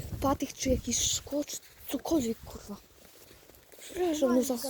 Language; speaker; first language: Polish; native; Polish